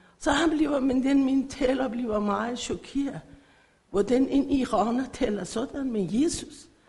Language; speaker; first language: Danish; non-native, learner; Persian